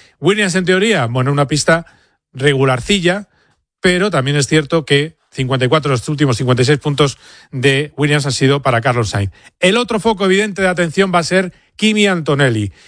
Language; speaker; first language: Spanish; native; Spanish